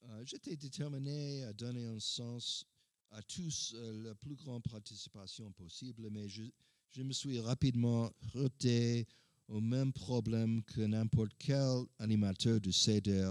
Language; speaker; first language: French; non-native, learner; English